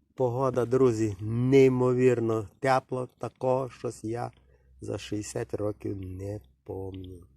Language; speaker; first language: Ukrainian; non-native, local second language; Russian